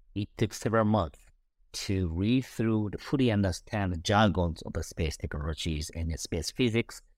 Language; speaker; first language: English; non-native, fluent; Japanese